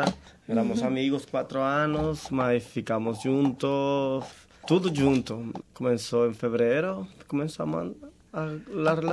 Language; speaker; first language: Portuguese; non-native, learner; Spanish